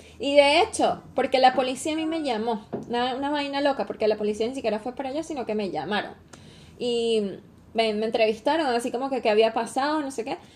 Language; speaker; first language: Spanish; native; Spanish